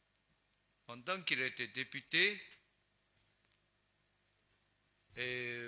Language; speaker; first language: French; non-native, learner; Chinese